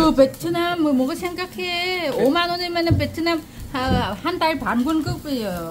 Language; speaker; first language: Korean; non-native, learner; Vietnamese